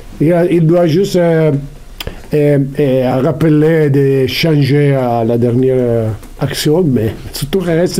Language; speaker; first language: French; non-native, learner; Italian